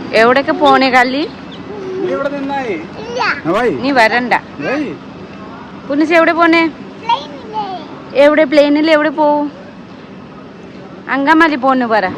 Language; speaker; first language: Malayalam; non-native, learner; Nepali